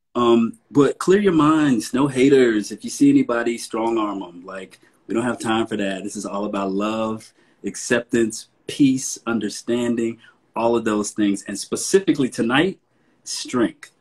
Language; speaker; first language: English; native; English